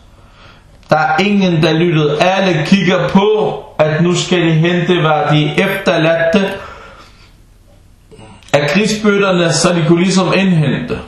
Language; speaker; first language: Danish; early bilingual, other home language; Arabic